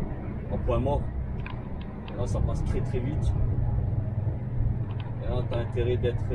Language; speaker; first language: French; native; French